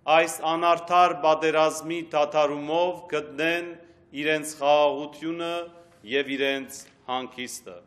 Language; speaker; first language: Armenian; early bilingual, heritage; Armenian